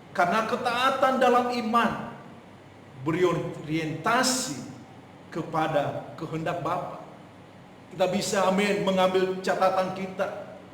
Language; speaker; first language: Indonesian; non-native, local second language; Nias